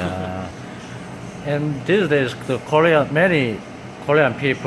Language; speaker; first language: English; non-native, learner; Korean